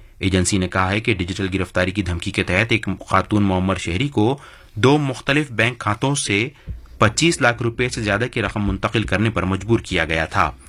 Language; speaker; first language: Urdu; native; Urdu